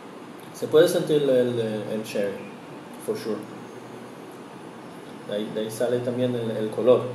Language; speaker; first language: Spanish; early bilingual, heritage; Spanish